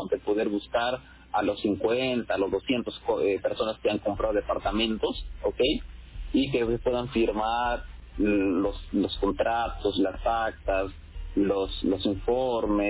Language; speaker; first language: Spanish; native; Spanish